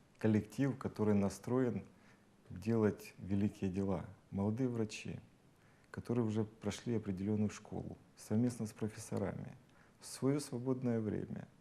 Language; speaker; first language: Russian; native; Russian